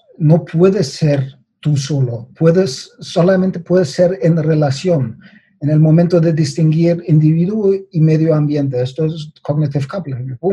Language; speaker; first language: Spanish; non-native, fluent; German